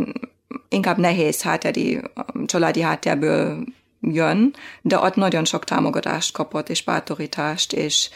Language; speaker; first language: Hungarian; non-native, fluent; German